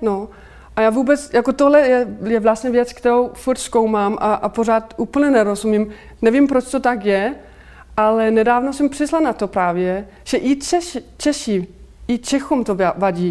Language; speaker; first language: Czech; non-native, fluent; Danish